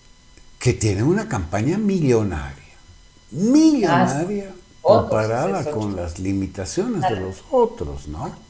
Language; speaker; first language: Spanish; native; Spanish